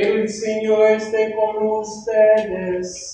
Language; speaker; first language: Spanish; non-native, learner; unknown